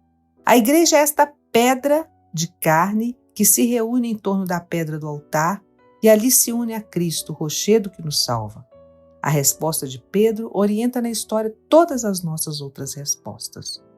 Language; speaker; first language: Portuguese; native; Portuguese